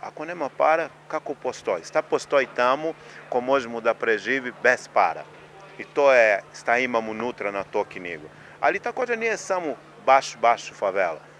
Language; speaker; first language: Serbian; non-native, learner; Portuguese